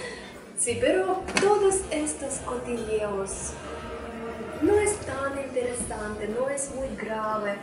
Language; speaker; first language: Spanish; non-native, fluent; Russian